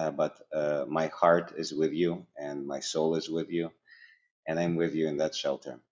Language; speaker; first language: English; early bilingual, other home language; Russian